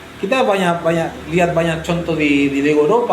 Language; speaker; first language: Indonesian; non-native, fluent; Spanish